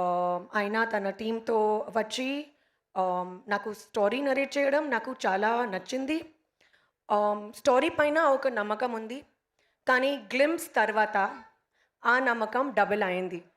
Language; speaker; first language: Telugu; non-native, learner; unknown